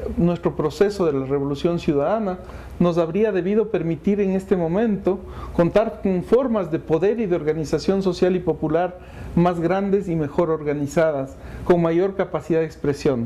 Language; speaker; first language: Spanish; native; Spanish